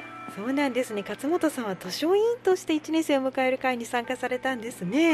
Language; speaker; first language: Japanese; native; Japanese